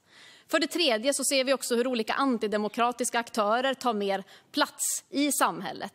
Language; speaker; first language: Swedish; native; Swedish